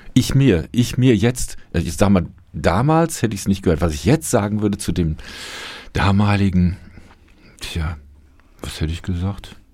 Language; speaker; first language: German; native; German